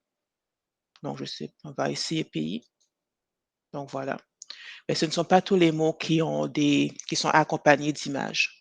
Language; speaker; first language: French; native; French